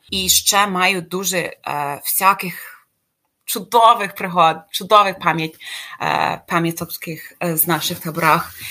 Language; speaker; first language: Ukrainian; early bilingual, heritage; Ukrainian